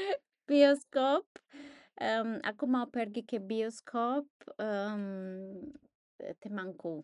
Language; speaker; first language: Indonesian; non-native, learner; English